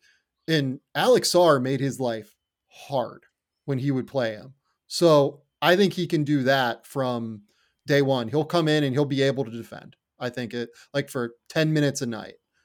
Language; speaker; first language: English; native; English